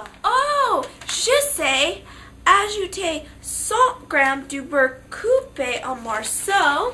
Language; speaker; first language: French; non-native, learner; English